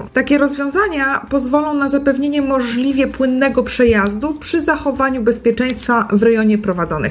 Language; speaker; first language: Polish; native; Polish